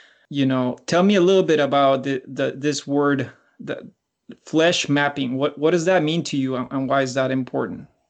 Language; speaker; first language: English; early bilingual, other home language; Spanish